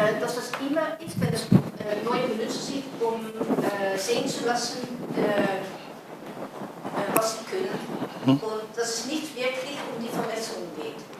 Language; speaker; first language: German; non-native, learner; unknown